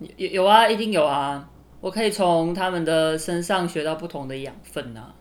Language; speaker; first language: Chinese; native; Chinese